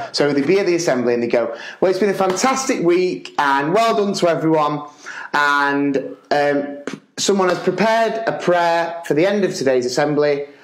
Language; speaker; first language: English; native; English